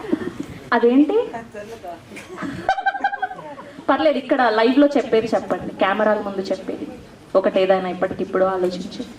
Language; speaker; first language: Telugu; native; Telugu